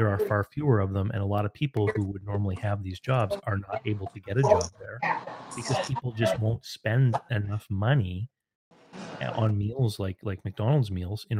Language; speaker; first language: English; native; English